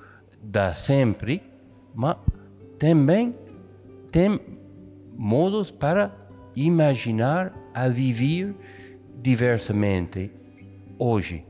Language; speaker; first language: Portuguese; non-native, fluent; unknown